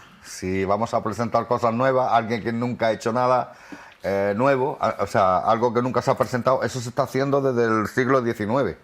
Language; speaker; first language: Spanish; native; Spanish